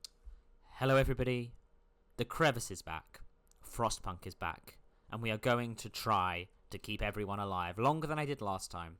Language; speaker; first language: English; native; English